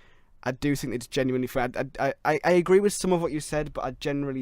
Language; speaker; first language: English; native; English